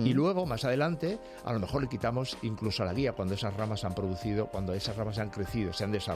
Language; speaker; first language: Spanish; native; Spanish